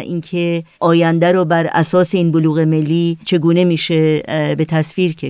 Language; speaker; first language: Persian; native; Persian